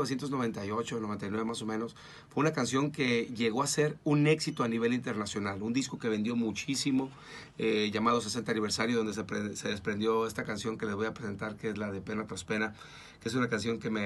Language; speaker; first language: Spanish; native; Spanish